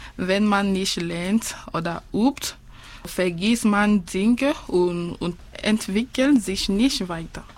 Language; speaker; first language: German; non-native, fluent; French